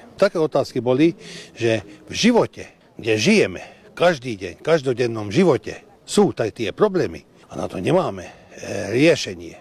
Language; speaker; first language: Slovak; early bilingual, heritage; Slovak